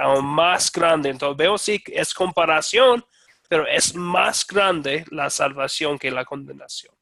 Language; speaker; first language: Spanish; non-native, fluent; English